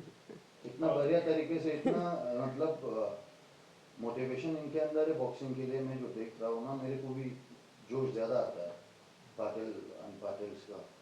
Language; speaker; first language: Hindi; non-native, fluent; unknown